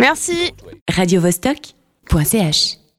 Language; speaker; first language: French; native; French